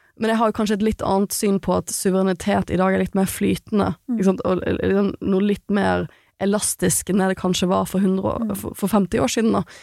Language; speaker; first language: Norwegian; native; Norwegian